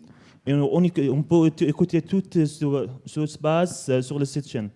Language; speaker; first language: French; non-native, learner; Arabic